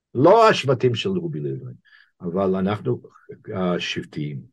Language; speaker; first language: Hebrew; non-native, fluent; English